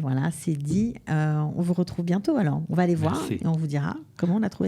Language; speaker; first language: French; native; French